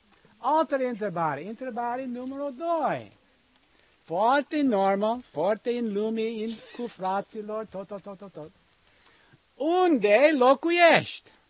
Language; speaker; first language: Romanian; non-native, learner; English